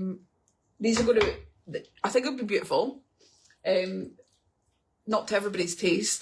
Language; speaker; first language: English; native; English